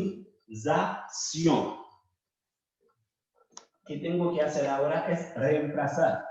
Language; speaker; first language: Spanish; non-native, fluent; Haitian Creole